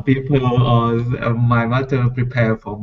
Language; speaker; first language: English; non-native, learner; Thai